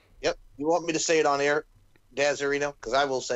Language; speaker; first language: English; native; English